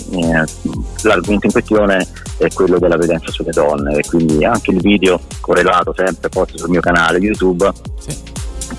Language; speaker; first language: Italian; native; Italian